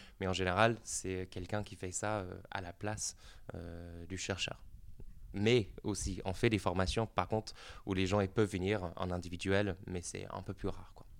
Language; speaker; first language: French; non-native, fluent; English